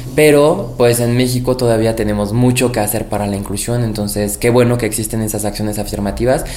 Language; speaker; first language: Spanish; non-native, fluent; French